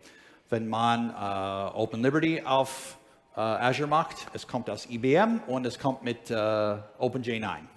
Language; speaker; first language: German; non-native, learner; English